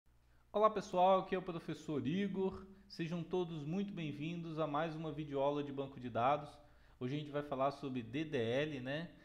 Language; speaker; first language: Portuguese; native; Portuguese